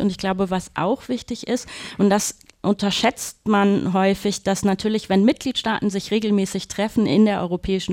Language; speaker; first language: German; native; German